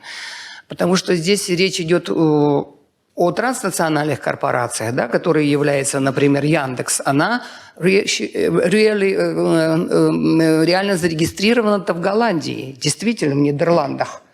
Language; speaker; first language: Russian; native; Russian